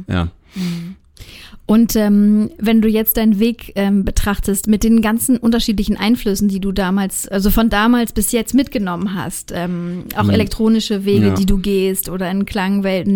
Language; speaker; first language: German; native; German